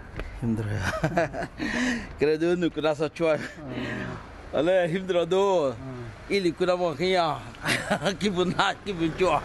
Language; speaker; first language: Korean; non-native, learner; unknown